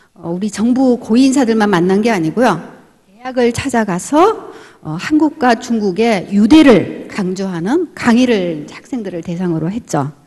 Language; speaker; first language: Korean; native; Korean